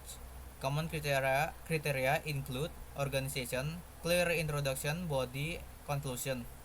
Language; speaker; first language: English; non-native, learner; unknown